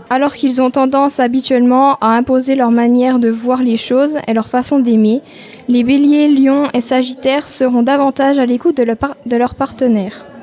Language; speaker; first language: French; native; French